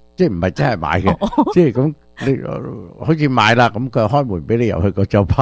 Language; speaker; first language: Chinese; early bilingual, other home language; Cantonese